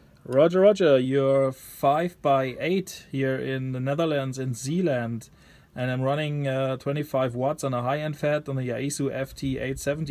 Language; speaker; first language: English; non-native, fluent; German